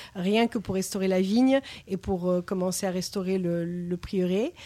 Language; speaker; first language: French; non-native, fluent; English